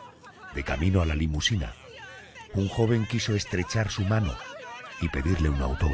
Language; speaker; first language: Spanish; native; Spanish